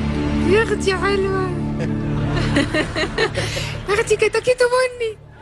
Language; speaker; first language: Arabic; native; Arabic